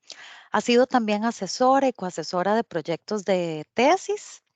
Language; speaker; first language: Spanish; native; Spanish